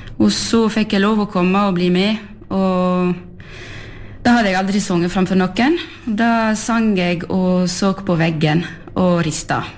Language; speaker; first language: Norwegian; early bilingual, heritage; French